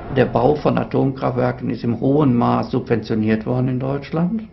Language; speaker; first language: German; native; German